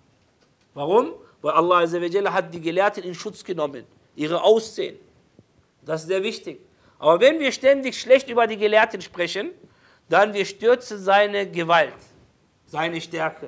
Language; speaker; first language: German; non-native, fluent; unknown